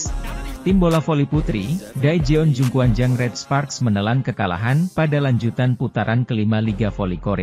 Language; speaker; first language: Indonesian; native; Indonesian